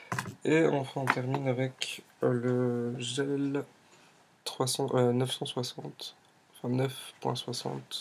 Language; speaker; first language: French; native; French